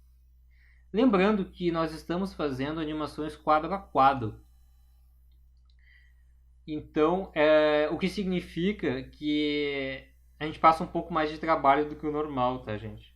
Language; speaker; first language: Portuguese; native; Portuguese